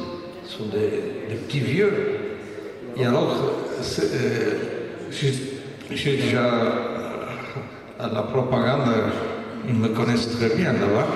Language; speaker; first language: French; non-native, local second language; Dutch